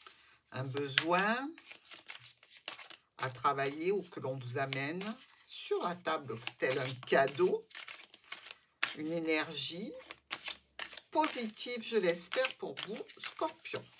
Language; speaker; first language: French; native; French